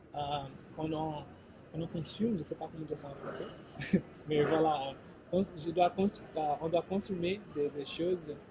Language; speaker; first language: French; non-native, fluent; Portuguese